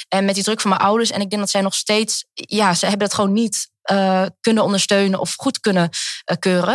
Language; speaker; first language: Dutch; early bilingual, other home language; Vietnamese